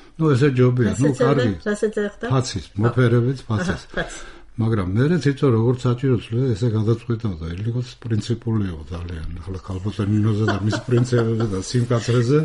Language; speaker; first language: Georgian; native; Georgian